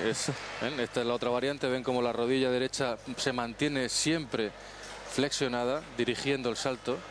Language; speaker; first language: Spanish; native; Spanish